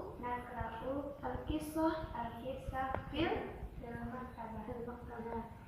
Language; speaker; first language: Indonesian; native; Indonesian